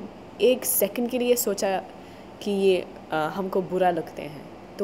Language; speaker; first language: Hindi; non-native, learner; English